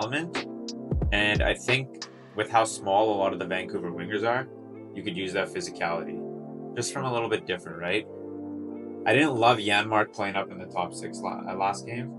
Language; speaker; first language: English; native; English